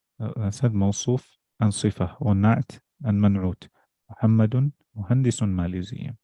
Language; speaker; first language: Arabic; non-native, fluent; English